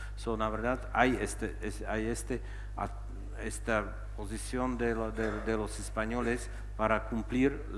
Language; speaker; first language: Spanish; non-native, fluent; Czech